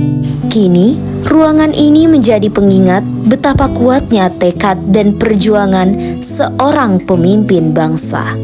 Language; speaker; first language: Indonesian; native; Indonesian